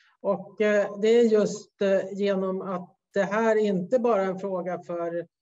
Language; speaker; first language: Swedish; native; Swedish